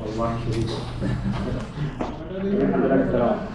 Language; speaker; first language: Arabic; non-native, learner; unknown